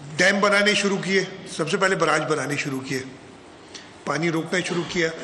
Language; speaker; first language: Urdu; non-native, local second language; Sindhi